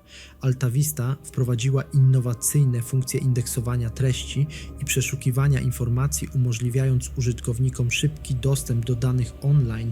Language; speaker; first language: Polish; native; Polish